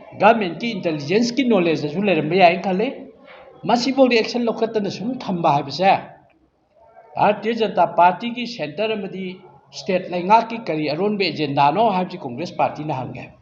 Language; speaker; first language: Manipuri; native; Manipuri